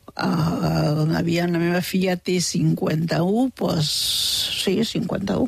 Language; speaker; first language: Catalan; non-native, fluent; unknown